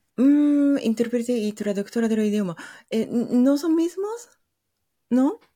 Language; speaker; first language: Spanish; non-native, fluent; Japanese